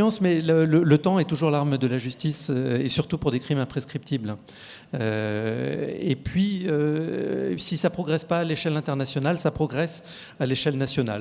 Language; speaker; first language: French; native; French